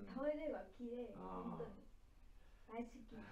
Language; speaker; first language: Japanese; non-native, learner; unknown